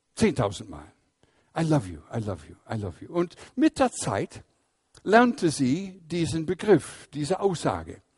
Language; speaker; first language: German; non-native, fluent; English